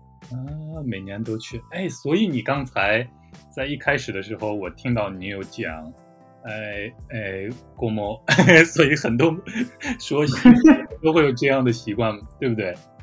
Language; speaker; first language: Chinese; native; Chinese